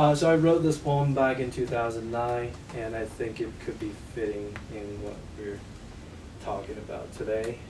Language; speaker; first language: English; non-native, fluent; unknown